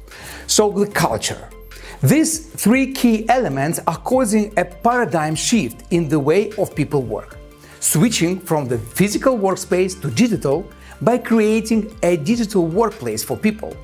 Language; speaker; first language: English; non-native, fluent; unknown